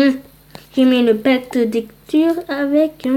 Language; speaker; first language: French; early bilingual, other home language; Polish